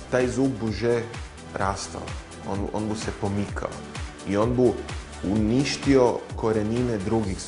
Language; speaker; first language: Slovenian; non-native, learner; Croatian